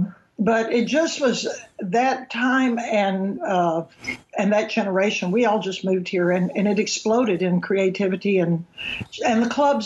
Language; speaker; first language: English; native; English